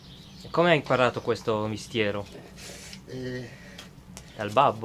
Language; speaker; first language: Italian; non-native, fluent; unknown